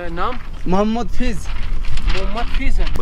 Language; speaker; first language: Hindi; non-native, learner; Bangla